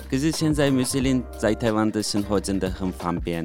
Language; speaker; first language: Chinese; non-native, fluent; Turkish